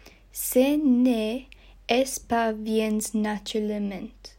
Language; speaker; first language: French; non-native, learner; English